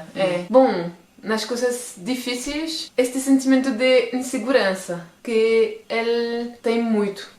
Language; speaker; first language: Portuguese; non-native, fluent; French